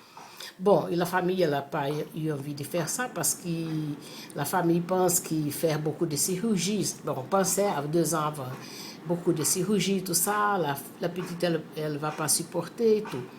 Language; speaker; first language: French; non-native, fluent; Portuguese